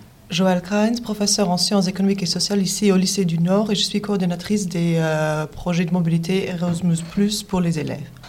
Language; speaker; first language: French; non-native, local second language; Luxembourgish